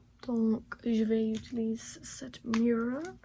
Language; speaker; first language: French; non-native, learner; English